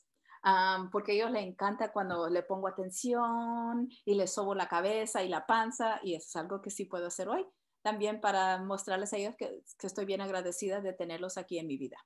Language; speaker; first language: Spanish; early bilingual, heritage; Spanish